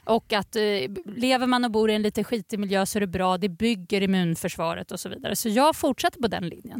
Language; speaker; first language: Swedish; native; Swedish